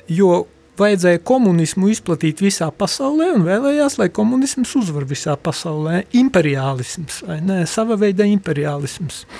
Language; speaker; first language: Latvian; non-native, local second language; Polish